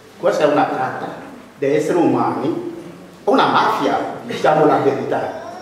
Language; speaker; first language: Italian; non-native, fluent; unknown